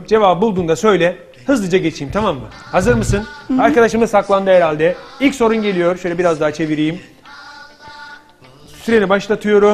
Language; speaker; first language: Turkish; native; Turkish